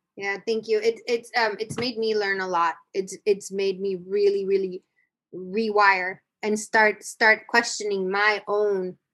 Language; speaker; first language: English; native; English